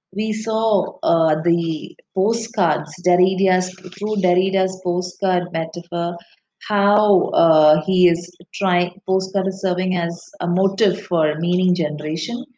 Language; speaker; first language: English; non-native, local second language; Malayalam